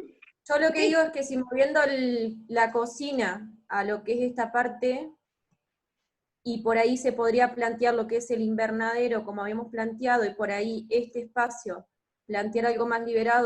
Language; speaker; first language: Spanish; native; Spanish